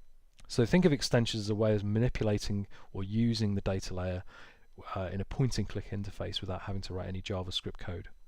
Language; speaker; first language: English; native; English